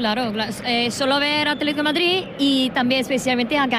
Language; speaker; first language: Spanish; non-native, learner; Korean